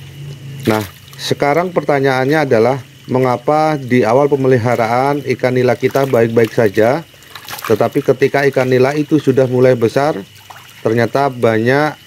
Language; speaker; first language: Indonesian; native; Indonesian